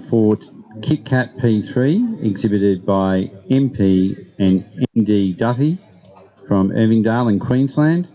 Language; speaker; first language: English; native; English